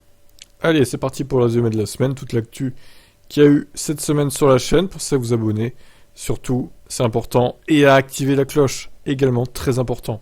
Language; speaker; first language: French; native; French